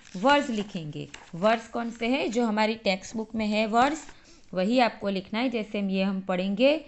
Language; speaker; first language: Hindi; native; Hindi